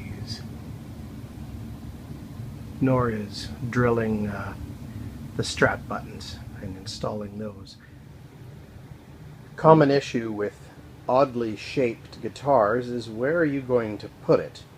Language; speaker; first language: English; native; English